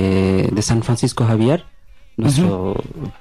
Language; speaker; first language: Spanish; non-native, learner; Bangla